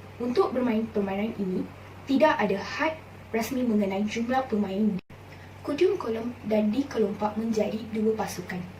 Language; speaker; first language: Malay; non-native, local second language; Malayalam